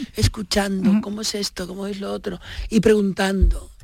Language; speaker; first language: Spanish; native; Spanish